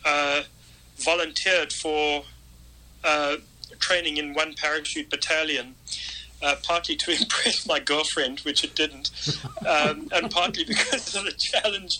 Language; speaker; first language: English; native; English